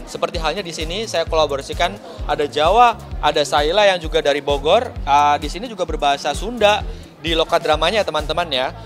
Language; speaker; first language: Indonesian; native; Indonesian